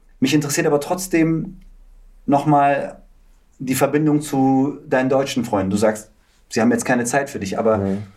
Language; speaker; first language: German; early bilingual, other home language; Turkish